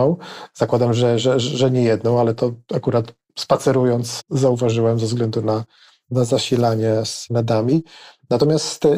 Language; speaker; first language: Polish; native; Polish